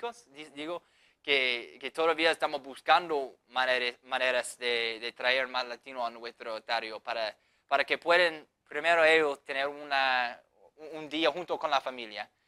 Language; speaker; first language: Spanish; non-native, fluent; English